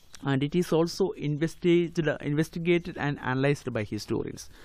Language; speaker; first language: English; non-native, local second language; Malayalam